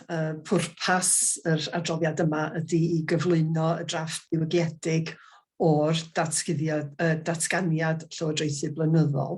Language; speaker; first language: Welsh; native; Welsh